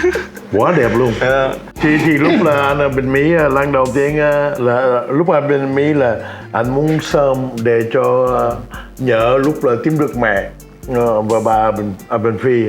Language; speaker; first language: Vietnamese; early bilingual, heritage; English